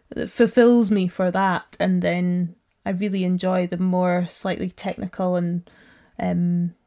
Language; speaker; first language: English; native; English